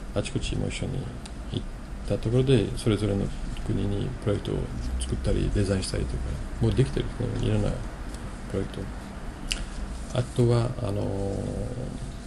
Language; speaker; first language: Japanese; non-native, fluent; French